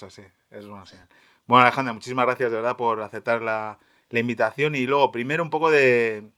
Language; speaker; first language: Spanish; native; Spanish